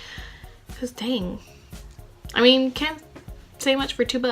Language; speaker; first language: English; native; English